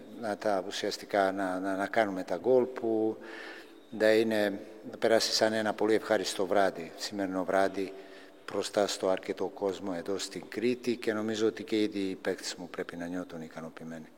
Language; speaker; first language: Greek; non-native, fluent; Serbian